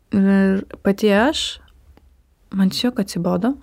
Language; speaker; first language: Lithuanian; non-native, local second language; Romany